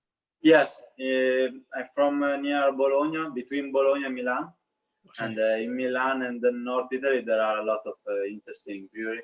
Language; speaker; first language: English; non-native, learner; Italian